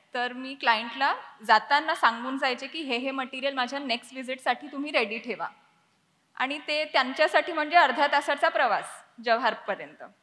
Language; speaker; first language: Marathi; non-native, local second language; Punjabi